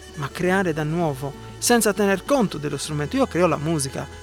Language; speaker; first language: Italian; native; Italian